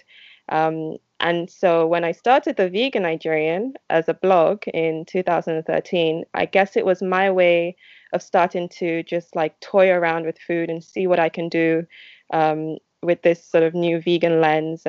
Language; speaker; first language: English; non-native, local second language; Yoruba